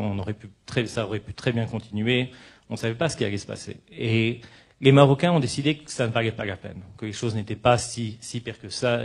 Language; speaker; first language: French; non-native, local second language; Arabic